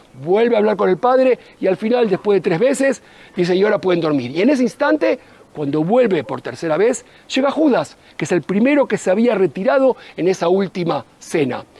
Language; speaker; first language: Spanish; native; Spanish